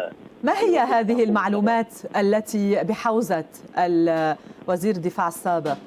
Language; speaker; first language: Arabic; native; Arabic